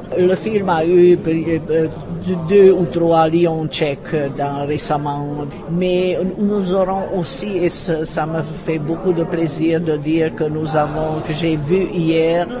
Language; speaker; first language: French; non-native, fluent; Czech